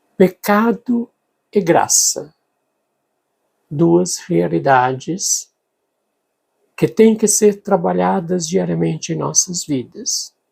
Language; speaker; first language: Portuguese; native; Portuguese